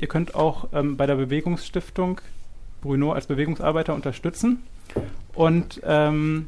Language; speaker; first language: German; native; German